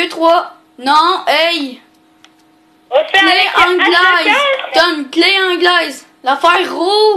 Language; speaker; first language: French; native; French